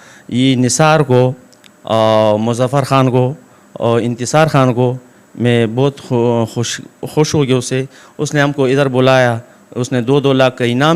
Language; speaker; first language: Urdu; non-native, local second language; Pashto